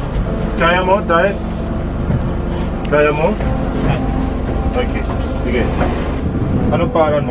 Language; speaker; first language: Filipino; non-native, learner; Arabic